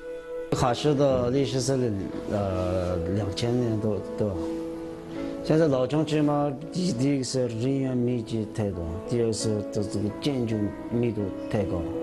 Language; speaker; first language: Chinese; non-native, local second language; Uyghur